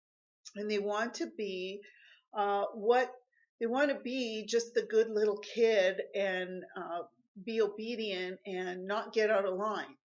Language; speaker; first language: English; native; English